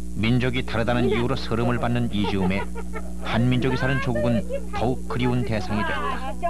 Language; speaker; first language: Korean; native; Korean